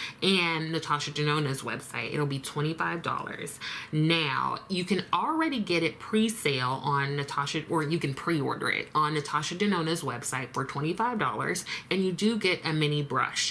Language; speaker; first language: English; native; English